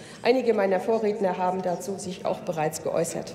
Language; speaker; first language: German; native; German